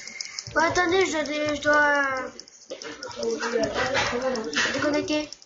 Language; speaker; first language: French; native; French